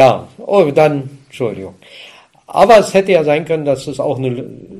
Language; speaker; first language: German; native; German